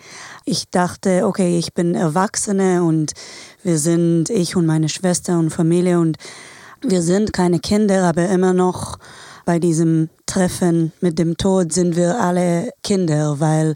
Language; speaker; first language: German; non-native, fluent; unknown